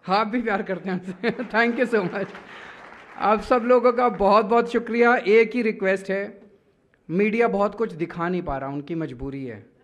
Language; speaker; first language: Hindi; native; Hindi